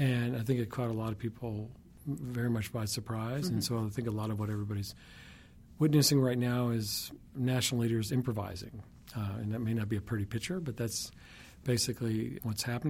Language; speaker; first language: English; native; English